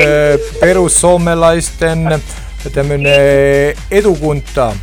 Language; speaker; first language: Finnish; non-native, learner; Estonian